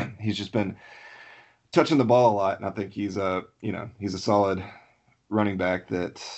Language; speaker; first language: English; native; English